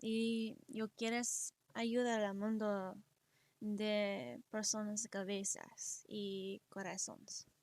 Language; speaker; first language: Spanish; early bilingual, other home language; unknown